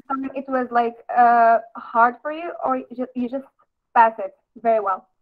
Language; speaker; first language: English; non-native, fluent; Arabic